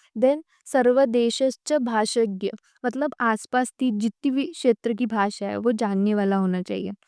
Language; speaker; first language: Hindi; non-native, local second language; Marathi